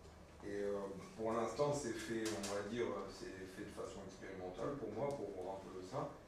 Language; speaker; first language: French; native; French